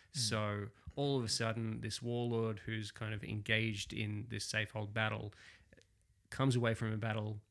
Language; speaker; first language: English; native; English